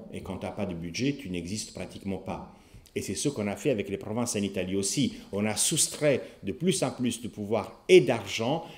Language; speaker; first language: French; non-native, fluent; Italian